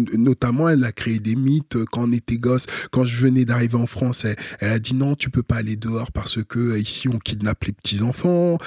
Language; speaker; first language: French; early bilingual, other home language; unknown